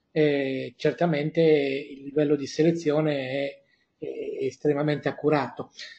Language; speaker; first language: Italian; native; Italian